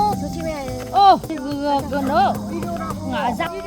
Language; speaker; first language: Korean; non-native, local second language; Vietnamese